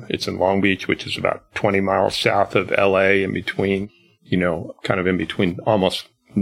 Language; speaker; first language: English; native; English